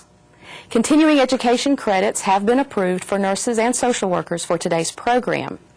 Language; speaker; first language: English; native; English